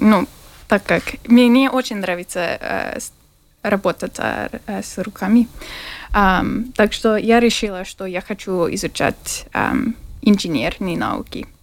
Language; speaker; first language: Russian; non-native, learner; English